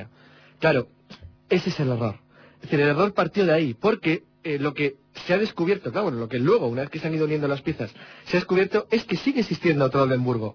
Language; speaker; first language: Spanish; native; Spanish